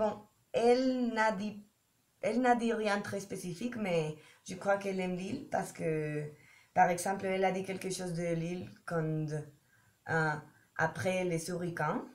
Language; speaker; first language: French; non-native, learner; Spanish